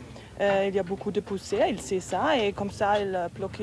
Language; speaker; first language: French; non-native, learner; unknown